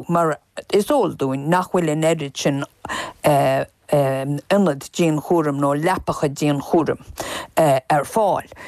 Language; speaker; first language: Irish; native; Irish